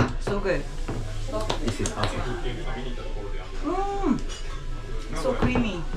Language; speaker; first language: English; non-native, learner; Korean